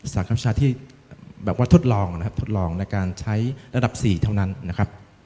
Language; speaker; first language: Thai; non-native, fluent; Vietnamese